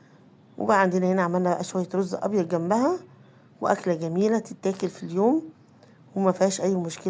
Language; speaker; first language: Arabic; native; Arabic